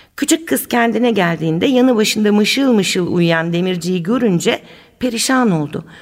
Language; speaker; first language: Turkish; native; Turkish